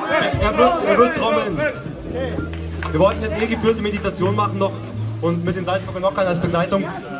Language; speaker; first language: German; native; German